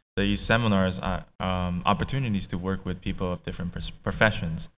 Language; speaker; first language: English; native; English